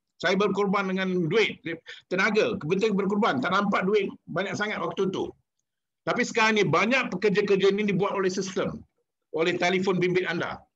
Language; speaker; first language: Malay; non-native, local second language; Tamil